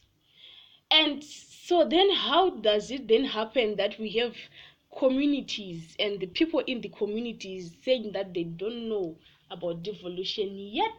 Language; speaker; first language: English; non-native, local second language; Shona